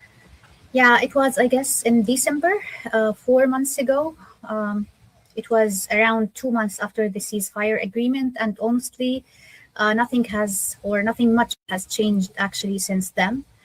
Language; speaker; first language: English; non-native, fluent; Arabic